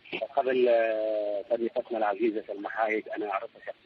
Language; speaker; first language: Arabic; native; Arabic